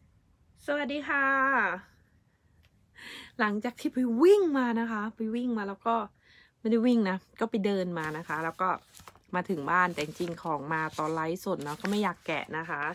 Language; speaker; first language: Thai; native; Thai